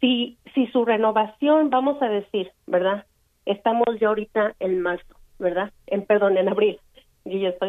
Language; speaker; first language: Spanish; native; Spanish